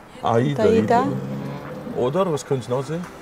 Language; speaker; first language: German; native; German